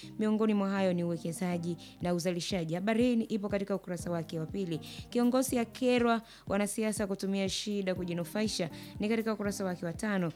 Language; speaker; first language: Swahili; native; Swahili